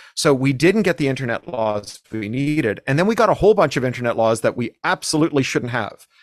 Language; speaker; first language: English; native; English